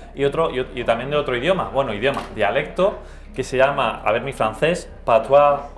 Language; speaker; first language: Spanish; native; Spanish